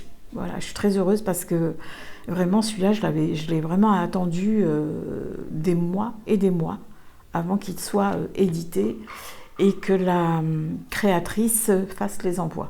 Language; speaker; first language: French; native; French